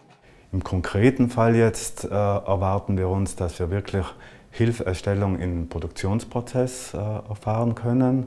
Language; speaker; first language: German; native; German